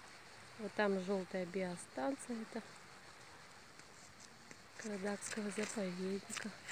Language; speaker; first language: Russian; native; Russian